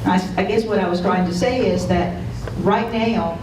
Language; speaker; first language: English; non-native, fluent; Spanish